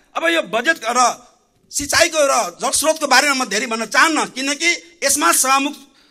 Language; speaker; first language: Nepali; non-native, local second language; Maithili